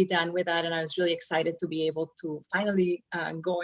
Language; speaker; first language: English; non-native, fluent; Spanish